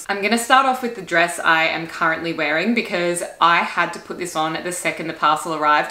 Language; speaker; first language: English; native; English